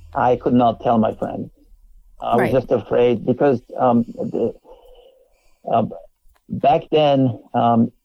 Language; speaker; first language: English; non-native, fluent; Polish